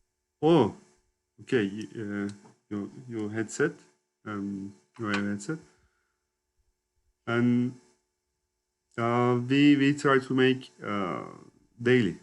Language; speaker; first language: English; non-native, learner; Turkish